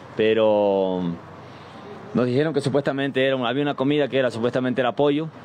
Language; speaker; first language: Spanish; native; Spanish